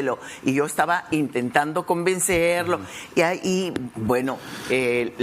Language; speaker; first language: Spanish; native; Spanish